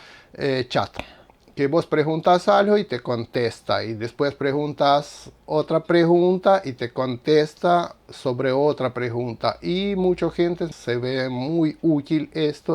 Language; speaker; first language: Spanish; non-native, fluent; Russian